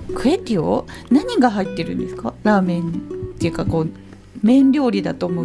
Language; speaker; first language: Japanese; native; Japanese